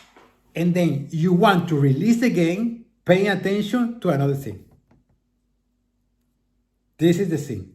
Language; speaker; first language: English; non-native, fluent; Spanish